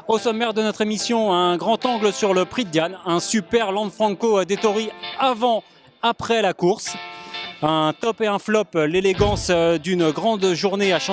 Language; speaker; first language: French; native; French